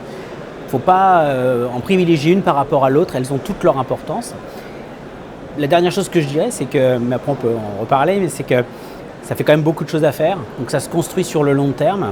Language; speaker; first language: French; native; French